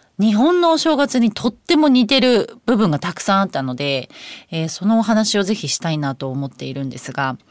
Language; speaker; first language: Japanese; native; Japanese